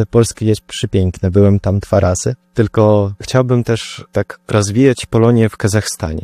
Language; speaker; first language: Polish; early bilingual, heritage; Russian